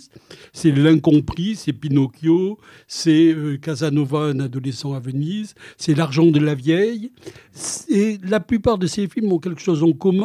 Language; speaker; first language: French; native; French